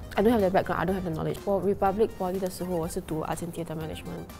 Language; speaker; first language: English; native; English